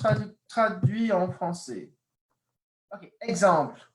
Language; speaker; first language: French; non-native, fluent; English